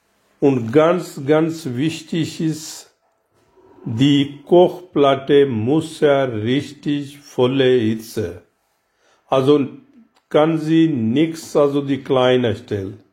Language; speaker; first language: German; non-native, learner; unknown